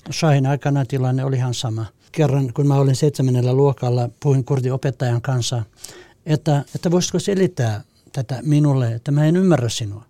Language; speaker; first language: Finnish; non-native, fluent; Kurdish